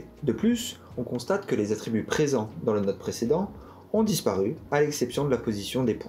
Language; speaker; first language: French; native; French